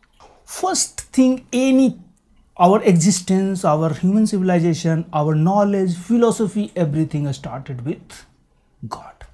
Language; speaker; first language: English; non-native, local second language; Hindi